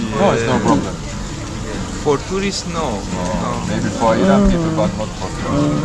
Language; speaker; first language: English; non-native, learner; German